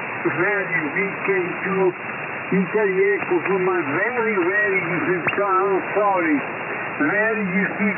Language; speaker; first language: English; non-native, learner; Italian